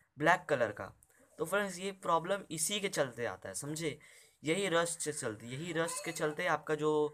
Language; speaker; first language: Hindi; native; Hindi